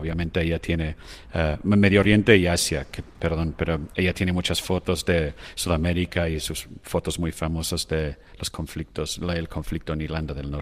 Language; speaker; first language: Spanish; non-native, fluent; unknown